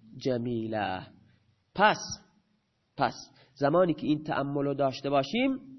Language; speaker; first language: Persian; non-native, local second language; Baluchi